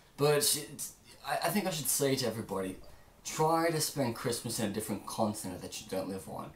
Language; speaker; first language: English; native; English